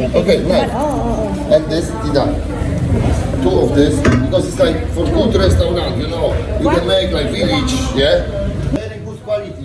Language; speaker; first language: English; non-native, learner; Polish